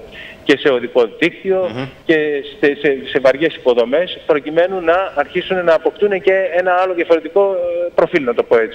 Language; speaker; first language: Greek; native; Greek